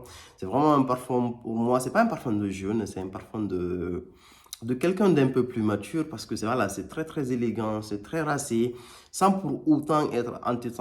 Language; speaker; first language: French; native; French